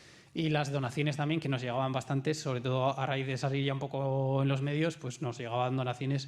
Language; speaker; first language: Spanish; native; Spanish